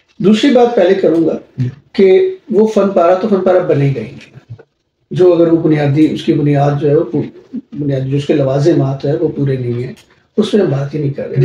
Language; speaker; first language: Urdu; non-native, local second language; Punjabi